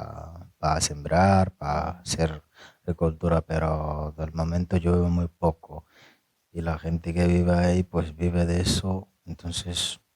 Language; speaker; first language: Spanish; non-native, fluent; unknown